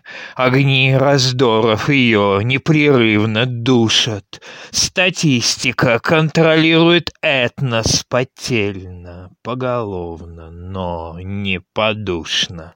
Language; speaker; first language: Russian; native; Russian